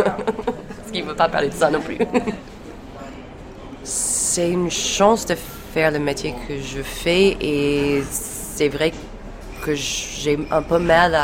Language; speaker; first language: French; non-native, fluent; English